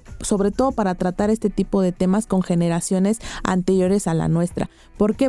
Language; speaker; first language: Spanish; native; Spanish